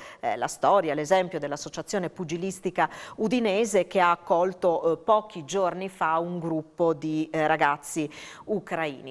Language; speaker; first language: Italian; native; Italian